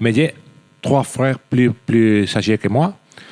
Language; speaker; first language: French; non-native, learner; Spanish